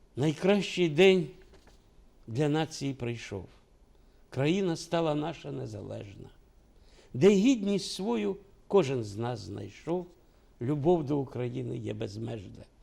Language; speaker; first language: Ukrainian; non-native, local second language; Russian